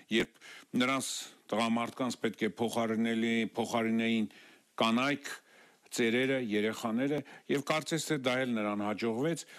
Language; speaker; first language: Armenian; native; Armenian